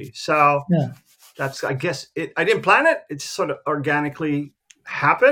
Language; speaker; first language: English; native; English